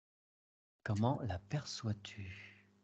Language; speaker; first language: French; native; French